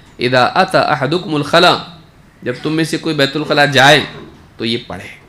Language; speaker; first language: Urdu; native; Urdu